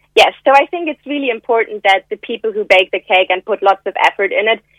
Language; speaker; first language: English; non-native, fluent; German